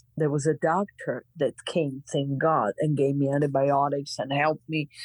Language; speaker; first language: English; non-native, fluent; Croatian